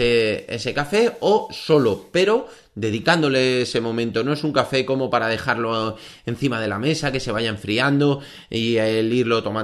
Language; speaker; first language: Spanish; native; Spanish